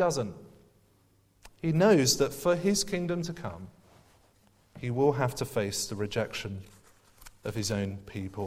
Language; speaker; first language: English; native; English